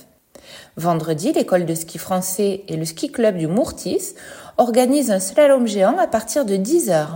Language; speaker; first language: French; native; French